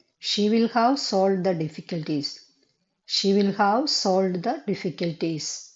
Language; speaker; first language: English; non-native, local second language; Malayalam